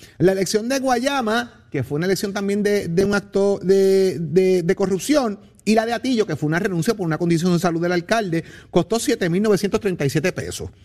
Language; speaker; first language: Spanish; native; Spanish